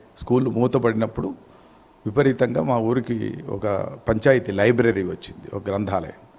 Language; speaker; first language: Telugu; native; Telugu